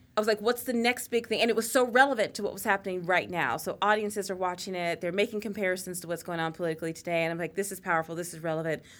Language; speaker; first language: English; native; English